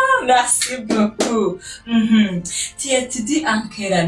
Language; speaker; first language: French; non-native, local second language; Kinyarwanda